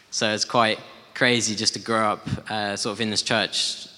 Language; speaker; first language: English; native; English